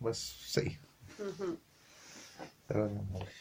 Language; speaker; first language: Catalan; non-native, fluent; Arabic